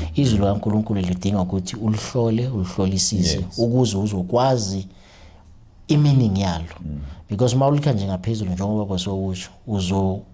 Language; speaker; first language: Zulu; native; Zulu